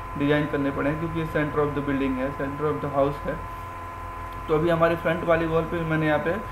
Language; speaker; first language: Hindi; native; Hindi